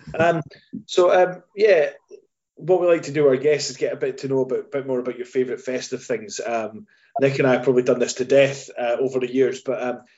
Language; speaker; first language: English; native; English